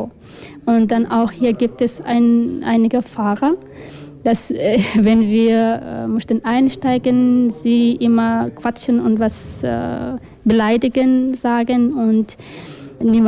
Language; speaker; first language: German; non-native, learner; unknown